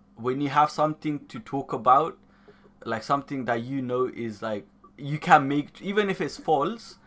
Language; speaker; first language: English; early bilingual, other home language; Nepali